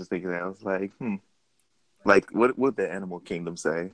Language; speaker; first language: English; native; English